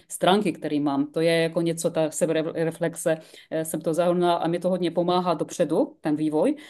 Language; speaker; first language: Czech; non-native, fluent; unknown